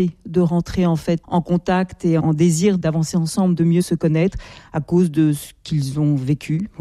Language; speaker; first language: French; native; French